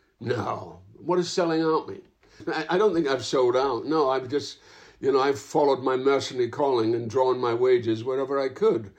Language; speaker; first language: English; native; English